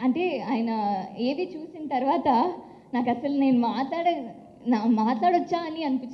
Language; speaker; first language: Telugu; non-native, local second language; Tamil